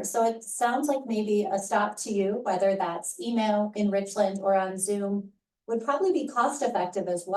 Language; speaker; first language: English; native; English